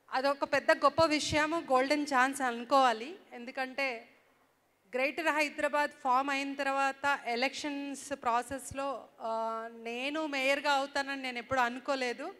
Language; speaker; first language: Telugu; native; Telugu